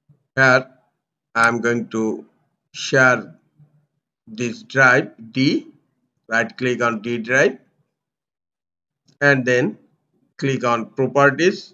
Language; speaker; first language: English; non-native, local second language; Bangla